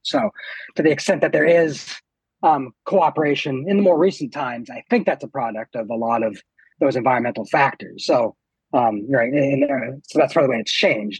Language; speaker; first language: English; native; English